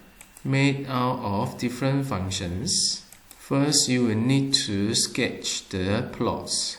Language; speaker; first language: English; non-native, fluent; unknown